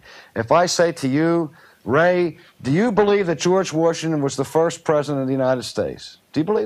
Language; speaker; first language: English; native; English